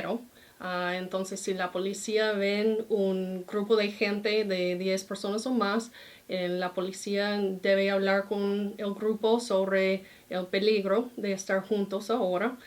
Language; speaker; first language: Spanish; non-native, fluent; English